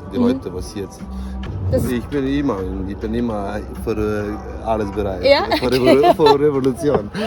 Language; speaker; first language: German; early bilingual, heritage; German